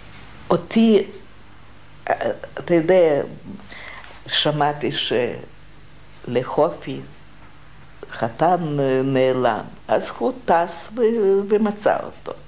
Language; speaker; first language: Hebrew; non-native, fluent; Russian